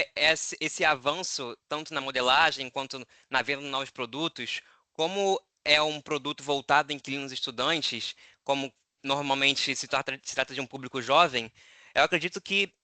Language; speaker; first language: Portuguese; native; Portuguese